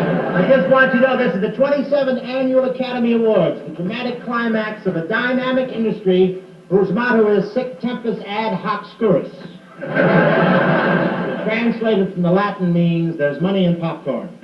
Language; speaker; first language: English; native; English